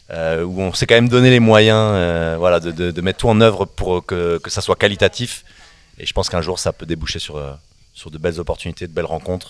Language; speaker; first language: French; native; French